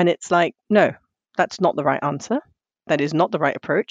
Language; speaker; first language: English; non-native, local second language; Tamil